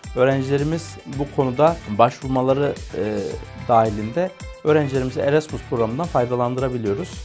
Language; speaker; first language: Turkish; native; Turkish